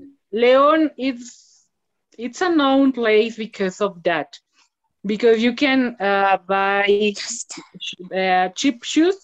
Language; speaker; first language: English; non-native, learner; Spanish